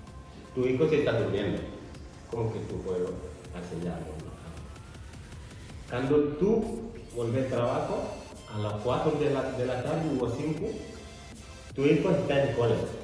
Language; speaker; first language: Spanish; non-native, learner; Fula